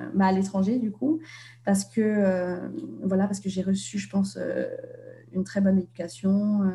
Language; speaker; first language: French; non-native, fluent; Vietnamese